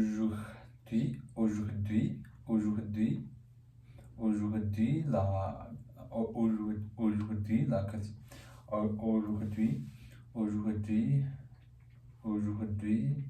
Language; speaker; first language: French; non-native, learner; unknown